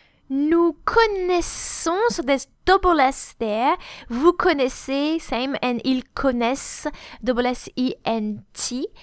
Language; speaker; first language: French; native; French